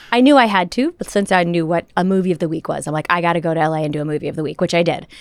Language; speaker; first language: English; native; English